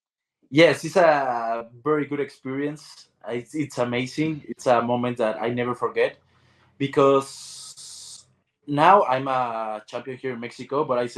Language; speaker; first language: English; non-native, learner; Spanish